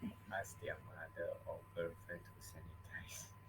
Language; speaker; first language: English; non-native, local second language; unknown